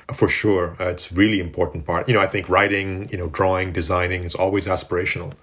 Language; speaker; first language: English; native; English